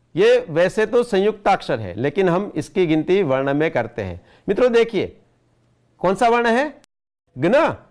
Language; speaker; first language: Hindi; non-native, local second language; Gujarati